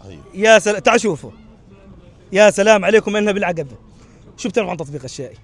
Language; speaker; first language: Arabic; native; Arabic